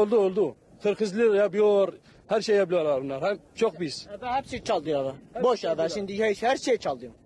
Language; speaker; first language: Turkish; non-native, learner; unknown